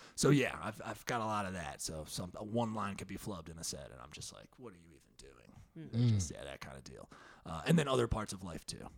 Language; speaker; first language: English; native; English